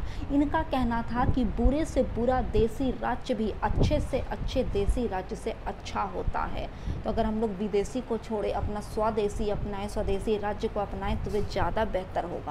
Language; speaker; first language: Hindi; native; Hindi